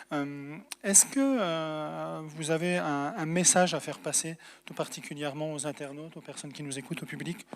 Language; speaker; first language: French; native; French